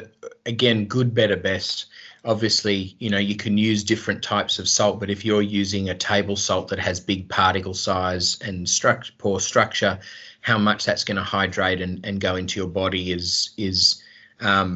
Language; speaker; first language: English; native; English